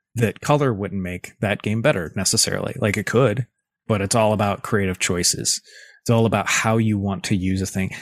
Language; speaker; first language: English; native; English